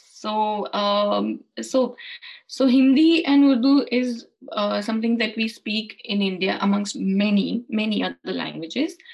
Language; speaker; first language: English; non-native, local second language; Hindi